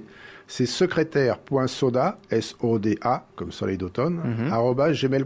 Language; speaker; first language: French; native; French